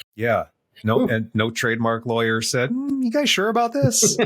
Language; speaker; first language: English; native; English